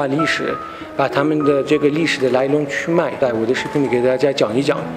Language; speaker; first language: Chinese; non-native, fluent; Persian